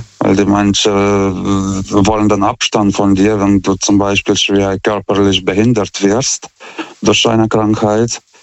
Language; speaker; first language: German; non-native, fluent; Lithuanian